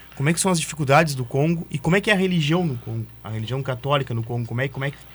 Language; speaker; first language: Portuguese; native; Portuguese